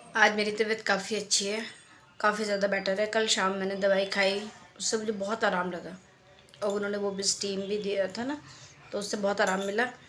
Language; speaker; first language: Hindi; native; Hindi